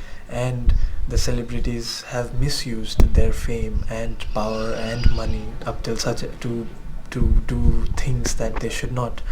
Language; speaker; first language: English; non-native, fluent; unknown